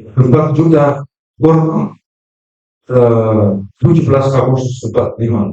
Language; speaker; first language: Indonesian; non-native, fluent; Dutch